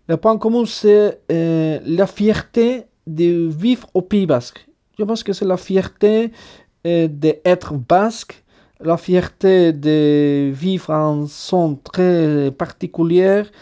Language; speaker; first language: French; non-native, fluent; Basque